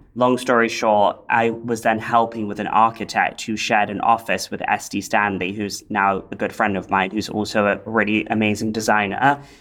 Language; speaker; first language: English; native; English